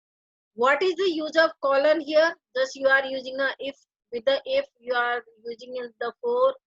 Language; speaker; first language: English; non-native, local second language; Hindi